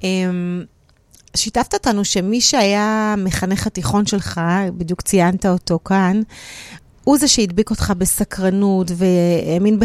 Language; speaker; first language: Hebrew; native; Hebrew